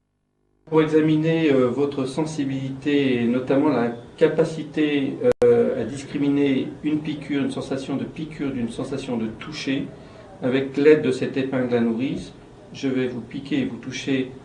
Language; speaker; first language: French; native; French